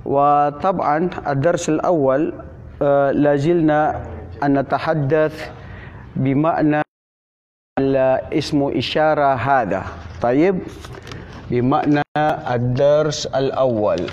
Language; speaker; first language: Arabic; non-native, fluent; Filipino